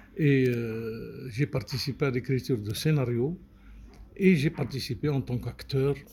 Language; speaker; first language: French; non-native, local second language; Arabic